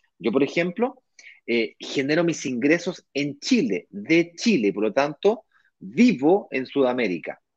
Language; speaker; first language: Spanish; native; Spanish